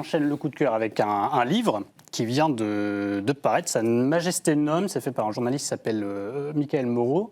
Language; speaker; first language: French; native; French